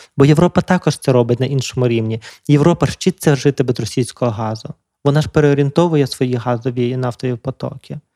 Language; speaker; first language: Ukrainian; native; Ukrainian